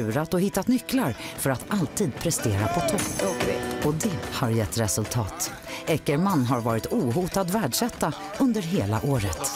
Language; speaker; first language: Swedish; native; Swedish